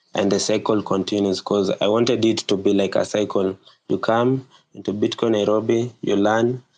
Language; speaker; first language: English; non-native, local second language; Kikuyu